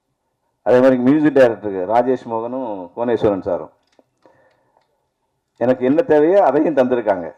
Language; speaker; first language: Tamil; native; Tamil